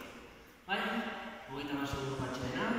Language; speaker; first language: Basque; native; Basque